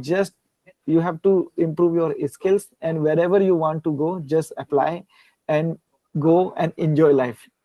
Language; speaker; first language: English; non-native, learner; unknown